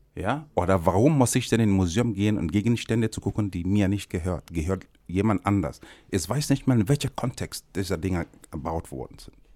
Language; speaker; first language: German; non-native, fluent; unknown